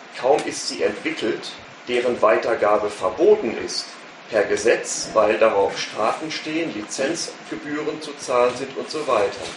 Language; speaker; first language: German; native; German